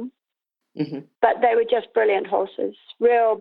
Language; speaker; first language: English; native; English